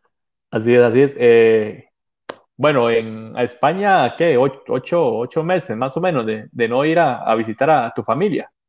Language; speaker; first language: Spanish; native; Spanish